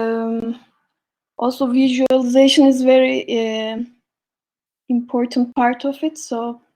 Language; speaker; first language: English; non-native, learner; Turkish